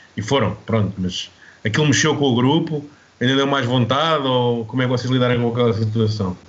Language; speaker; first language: Portuguese; native; Portuguese